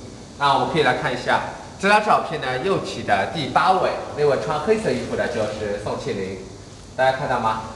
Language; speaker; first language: Chinese; native; Chinese